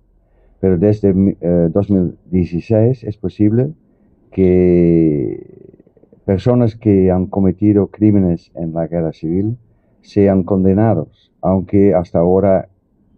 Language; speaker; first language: Spanish; non-native, fluent; Dutch